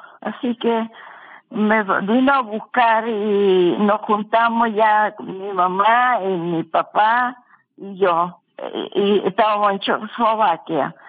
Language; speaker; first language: Spanish; non-native, fluent; Russian